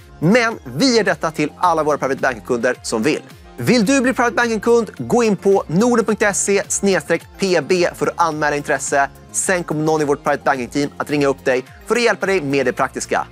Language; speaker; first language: Swedish; native; Swedish